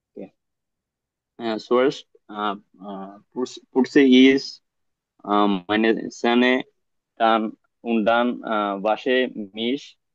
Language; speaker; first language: German; non-native, learner; Bangla